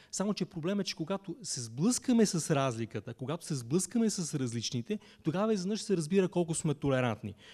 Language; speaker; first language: Bulgarian; native; Bulgarian